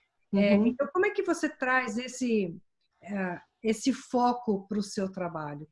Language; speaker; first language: Portuguese; native; Portuguese